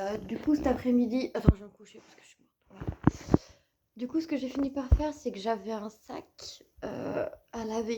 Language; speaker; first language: French; native; French